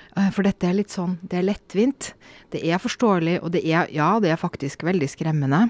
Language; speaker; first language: Norwegian; native; Norwegian